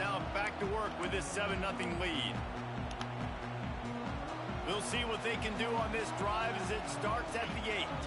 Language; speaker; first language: English; native; English